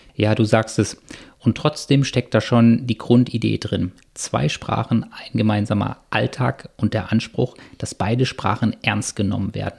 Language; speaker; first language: German; native; German